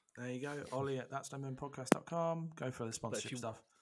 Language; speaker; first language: English; native; English